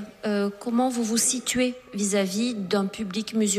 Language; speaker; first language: French; native; French